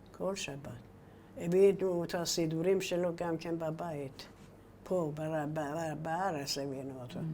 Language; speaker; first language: Hebrew; non-native, learner; Persian